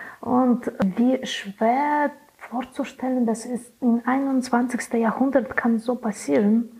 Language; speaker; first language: German; non-native, learner; Belarusian